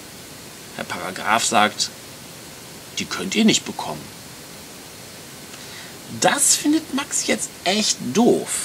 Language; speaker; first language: German; native; German